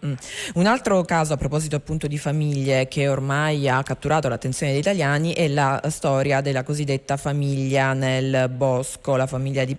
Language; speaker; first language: Italian; native; Italian